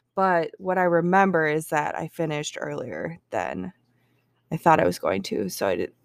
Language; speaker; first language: English; native; English